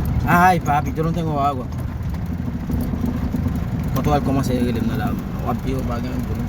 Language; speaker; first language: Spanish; non-native, learner; Haitian Creole